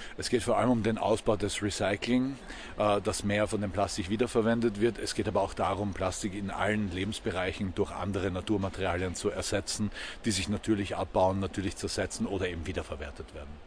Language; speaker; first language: German; native; German